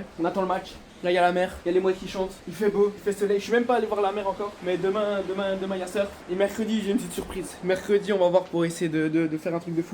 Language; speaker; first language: French; native; French